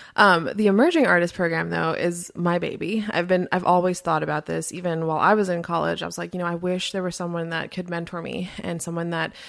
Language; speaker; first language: English; early bilingual, other home language; Spanish